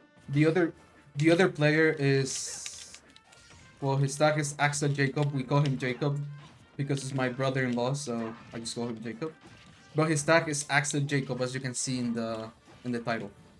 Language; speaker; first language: English; non-native, fluent; Spanish